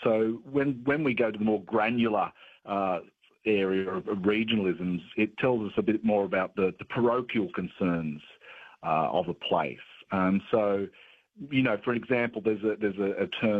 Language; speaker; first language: English; native; English